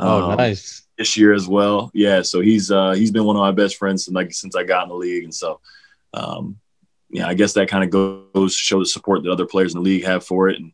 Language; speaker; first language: English; native; English